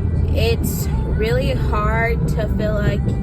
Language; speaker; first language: English; native; English